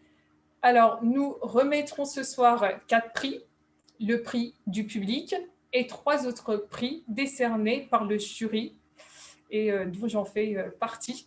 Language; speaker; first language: French; native; French